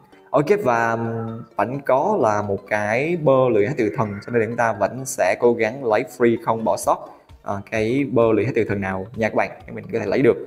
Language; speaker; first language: Vietnamese; native; Vietnamese